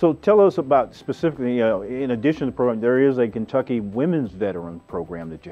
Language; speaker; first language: English; native; English